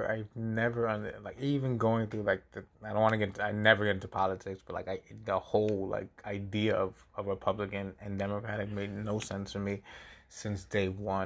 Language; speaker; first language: English; native; English